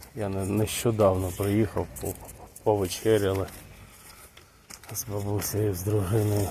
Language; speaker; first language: Ukrainian; native; Ukrainian